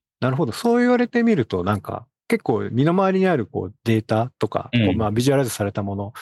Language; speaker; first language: Japanese; native; Japanese